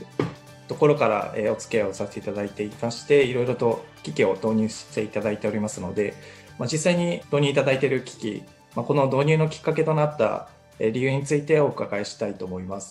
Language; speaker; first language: Japanese; native; Japanese